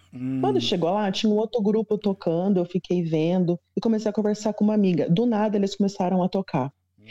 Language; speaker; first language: Portuguese; native; Portuguese